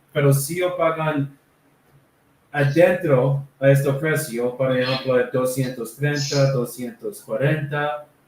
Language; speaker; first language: Spanish; non-native, learner; English